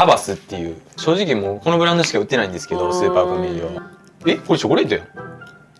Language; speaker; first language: Japanese; native; Japanese